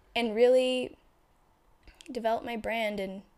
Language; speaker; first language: English; native; English